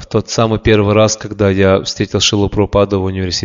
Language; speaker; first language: Russian; native; Russian